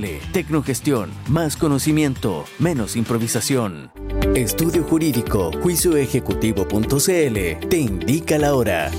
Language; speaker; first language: Spanish; native; Spanish